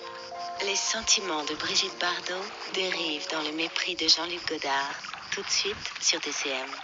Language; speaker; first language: French; native; French